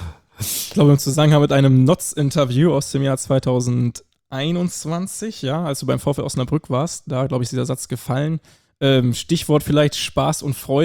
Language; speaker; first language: German; native; German